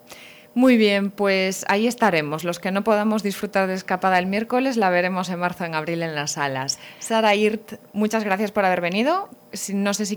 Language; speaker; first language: Spanish; native; Spanish